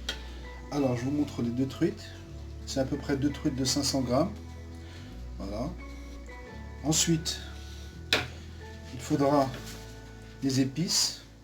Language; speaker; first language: French; native; French